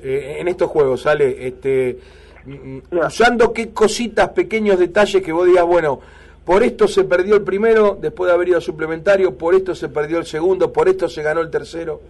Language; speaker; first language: Spanish; native; Spanish